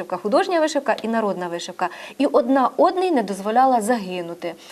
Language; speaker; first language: Ukrainian; native; Ukrainian